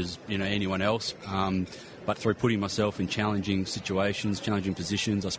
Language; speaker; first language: English; native; English